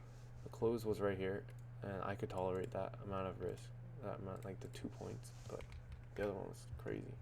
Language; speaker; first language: English; native; English